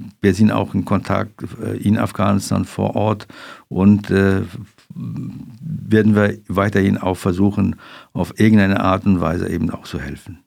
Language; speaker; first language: German; non-native, fluent; Persian